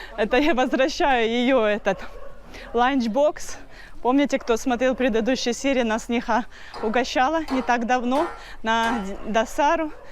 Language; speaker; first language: Russian; native; Russian